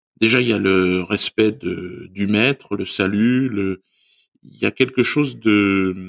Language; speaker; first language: French; native; French